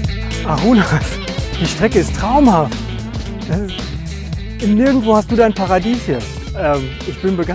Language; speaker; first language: German; native; German